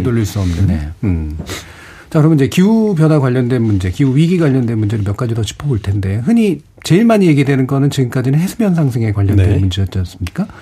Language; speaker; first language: Korean; native; Korean